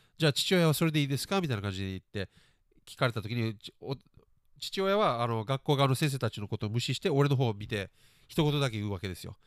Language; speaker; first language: Japanese; early bilingual, other home language; English